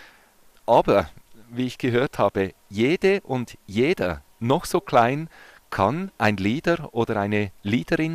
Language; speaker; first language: German; native; German